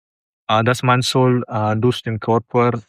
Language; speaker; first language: German; non-native, learner; Malayalam